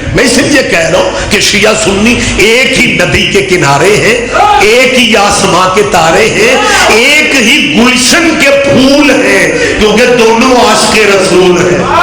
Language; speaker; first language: Urdu; non-native, local second language; Punjabi